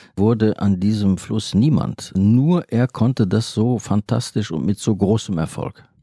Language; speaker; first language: German; native; German